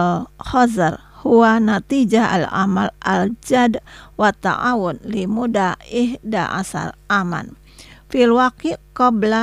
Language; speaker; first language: Arabic; non-native, fluent; Indonesian